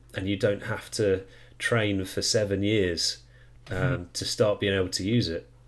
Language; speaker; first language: English; native; English